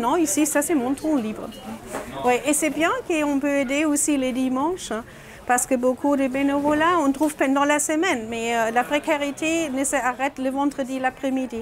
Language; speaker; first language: French; non-native, fluent; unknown